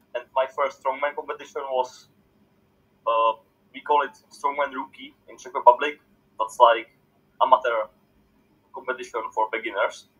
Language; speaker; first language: English; non-native, fluent; Czech